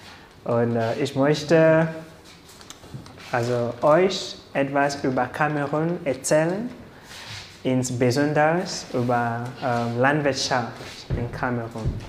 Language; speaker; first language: German; non-native, learner; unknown